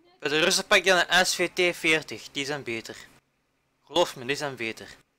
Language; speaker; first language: Dutch; native; Dutch